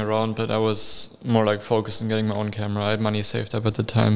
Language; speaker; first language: English; non-native, fluent; German